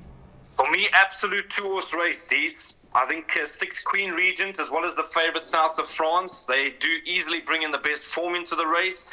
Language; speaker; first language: English; native; English